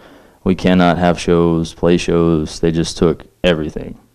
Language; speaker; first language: English; native; English